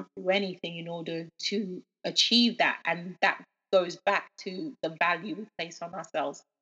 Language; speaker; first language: English; early bilingual, other home language; Yoruba